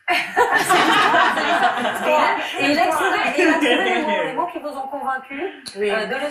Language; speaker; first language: French; native; French